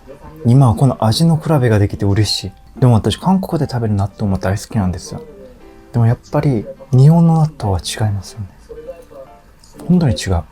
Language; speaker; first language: Japanese; non-native, fluent; Korean